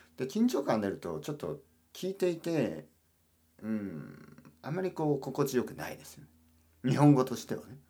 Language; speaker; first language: Japanese; native; Japanese